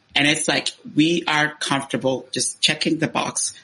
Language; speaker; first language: English; non-native, fluent; Spanish